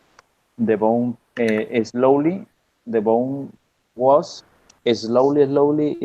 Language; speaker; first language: English; non-native, learner; Spanish